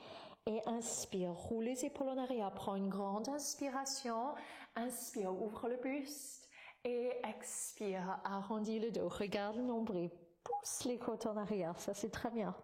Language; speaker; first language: French; non-native, fluent; English